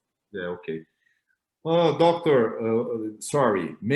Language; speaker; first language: English; non-native, learner; Portuguese